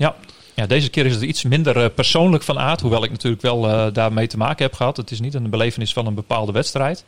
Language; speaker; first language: Dutch; native; Dutch